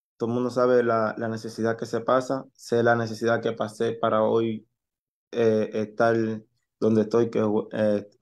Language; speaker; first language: Spanish; native; Spanish